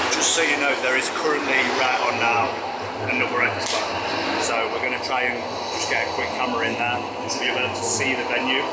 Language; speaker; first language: English; native; English